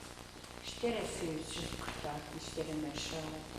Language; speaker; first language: Portuguese; native; Portuguese